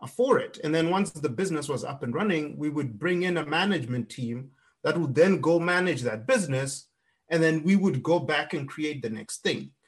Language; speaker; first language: English; non-native, local second language; Shona